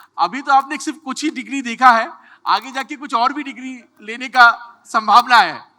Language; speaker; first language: Hindi; non-native, local second language; Bangla